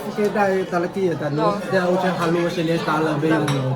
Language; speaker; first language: Russian; non-native, learner; Chinese